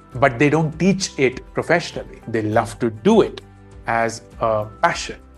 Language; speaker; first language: English; non-native, local second language; Hindi